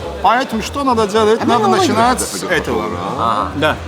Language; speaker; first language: Russian; non-native, local second language; Azerbaijani